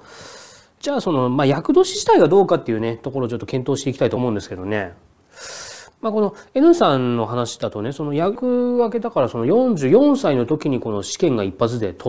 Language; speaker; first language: Japanese; native; Japanese